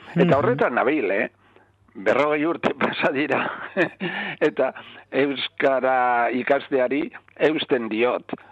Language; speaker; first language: Basque; non-native, local second language; Spanish